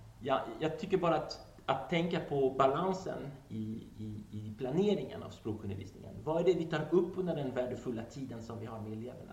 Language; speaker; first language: Swedish; non-native, fluent; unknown